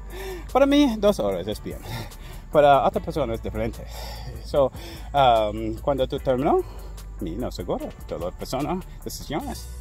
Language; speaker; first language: Spanish; non-native, learner; English